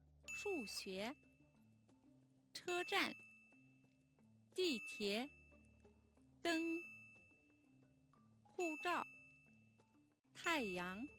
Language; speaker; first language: Chinese; non-native, fluent; Mongolian